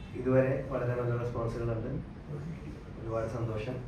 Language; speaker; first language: Malayalam; native; Malayalam